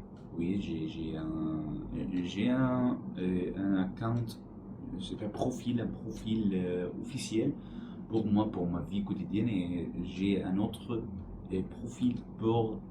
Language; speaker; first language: French; non-native, learner; Arabic